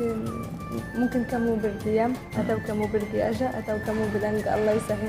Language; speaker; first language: Indonesian; non-native, fluent; Arabic